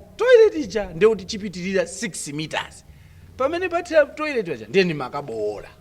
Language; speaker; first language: Nyanja; non-native, local second language; Tumbuka